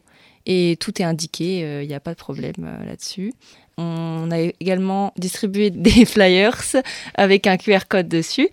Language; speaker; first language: French; native; French